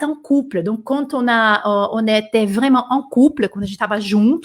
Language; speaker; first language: French; non-native, fluent; Portuguese